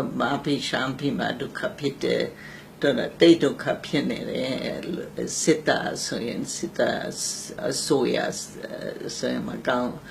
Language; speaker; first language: Burmese; non-native, learner; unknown